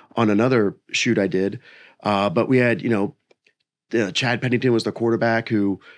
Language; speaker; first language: English; native; English